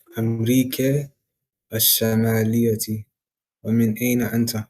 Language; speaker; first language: Arabic; non-native, learner; English